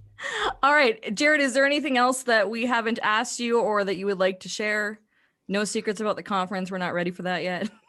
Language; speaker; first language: English; native; English